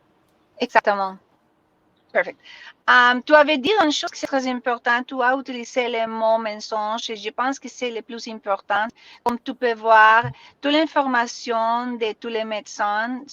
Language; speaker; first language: French; non-native, learner; Spanish